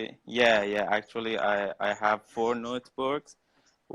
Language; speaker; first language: English; non-native, learner; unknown